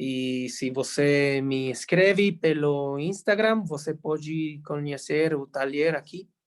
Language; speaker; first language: Portuguese; non-native, fluent; Spanish